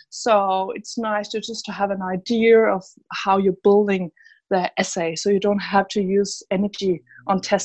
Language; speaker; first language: English; non-native, fluent; Danish